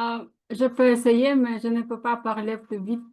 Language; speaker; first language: French; non-native, learner; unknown